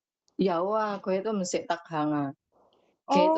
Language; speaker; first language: Chinese; non-native, learner; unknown